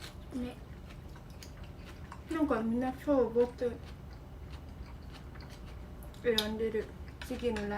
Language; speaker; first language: Japanese; non-native, fluent; Vietnamese